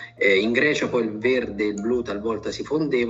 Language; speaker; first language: Italian; native; Italian